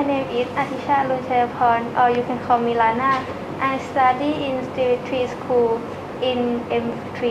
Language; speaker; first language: English; non-native, learner; Thai